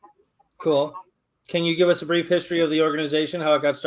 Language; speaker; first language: English; native; English